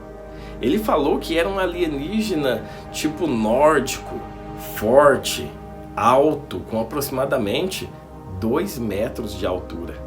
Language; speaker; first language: Portuguese; native; Portuguese